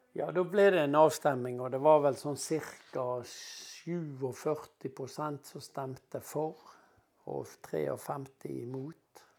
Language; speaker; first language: Norwegian; native; Norwegian